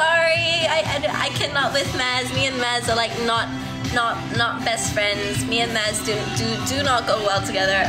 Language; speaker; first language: English; early bilingual, other home language; Thai